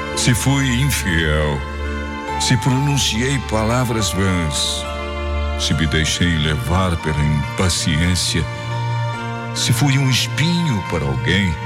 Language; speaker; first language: Portuguese; native; Portuguese